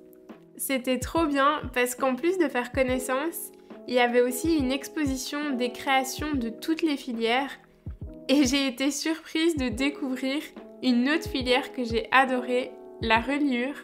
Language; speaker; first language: French; native; French